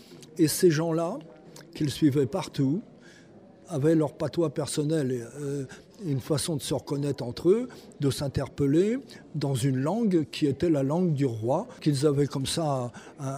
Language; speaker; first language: French; native; French